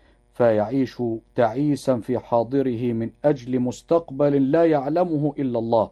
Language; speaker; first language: Arabic; native; Arabic